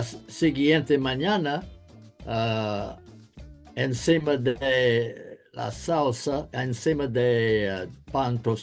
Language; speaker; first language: Spanish; non-native, learner; English